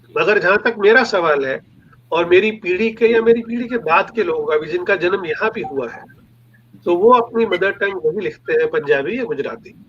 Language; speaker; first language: Hindi; non-native, local second language; Punjabi